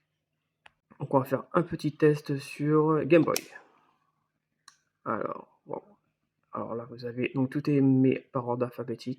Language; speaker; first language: French; native; French